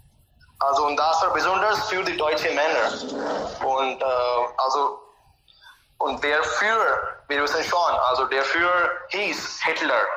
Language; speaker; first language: German; non-native, learner; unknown